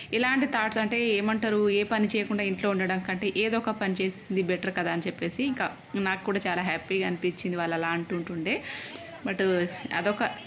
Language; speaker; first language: Telugu; native; Telugu